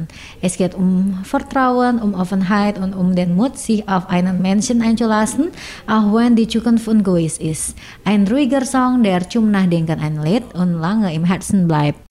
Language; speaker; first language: German; non-native, fluent; Indonesian